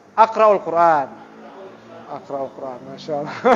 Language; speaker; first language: Arabic; non-native, fluent; Indonesian